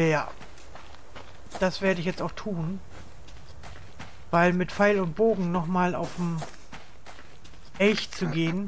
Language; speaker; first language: German; native; German